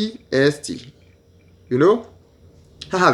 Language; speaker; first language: English; non-native, learner; Haitian Creole